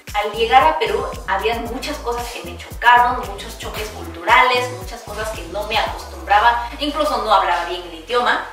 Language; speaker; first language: Spanish; early bilingual, other home language; Korean